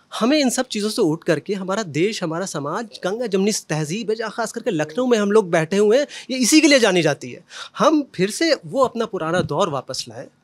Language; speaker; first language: Hindi; native; Hindi